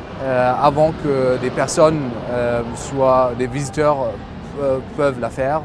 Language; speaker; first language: French; non-native, fluent; German